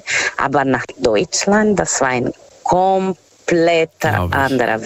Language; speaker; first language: German; non-native, fluent; Portuguese